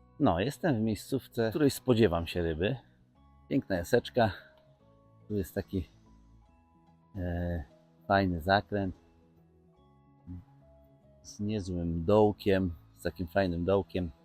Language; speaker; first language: Polish; native; Polish